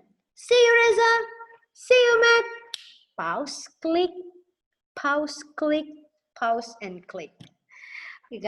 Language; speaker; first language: English; non-native, fluent; Indonesian